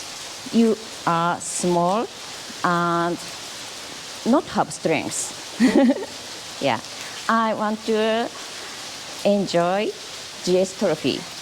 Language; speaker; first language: English; non-native, learner; Japanese